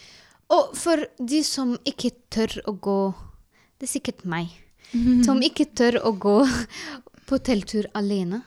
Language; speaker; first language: Norwegian; non-native, learner; Arabic